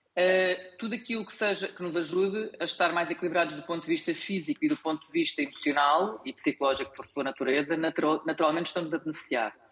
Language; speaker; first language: Portuguese; native; Portuguese